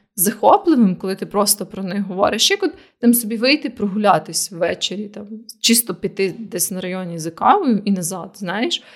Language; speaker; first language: Ukrainian; native; Ukrainian